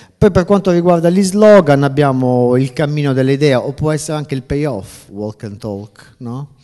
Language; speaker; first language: Italian; native; Italian